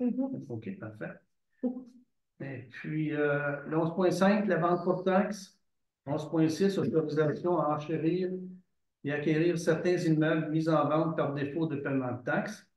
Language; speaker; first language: French; native; French